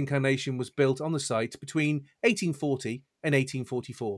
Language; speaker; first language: English; native; English